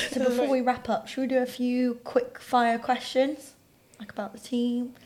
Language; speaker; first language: English; native; English